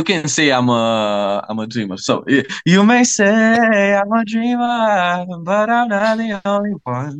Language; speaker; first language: English; non-native, fluent; Romanian